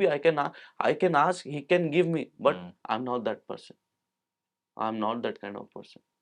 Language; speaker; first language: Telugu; non-native, local second language; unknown